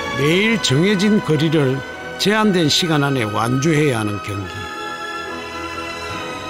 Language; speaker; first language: Korean; native; Korean